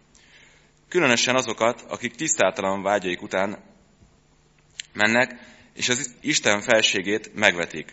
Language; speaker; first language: Hungarian; native; Hungarian